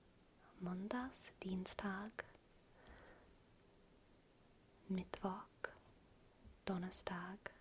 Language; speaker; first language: German; non-native, learner; English